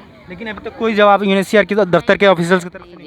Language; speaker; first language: Hindi; native; Hindi